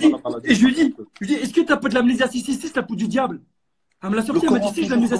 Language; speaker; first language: French; native; French